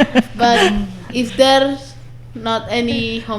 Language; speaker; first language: English; non-native, learner; Indonesian